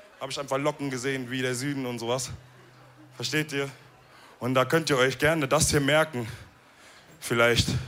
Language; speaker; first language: German; early bilingual, other home language; Wolof